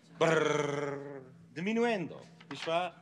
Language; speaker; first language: German; non-native, learner; English